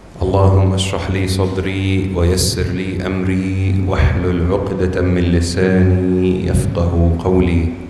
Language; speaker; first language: Indonesian; non-native, fluent; Arabic